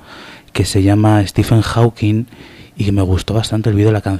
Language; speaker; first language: Spanish; native; Spanish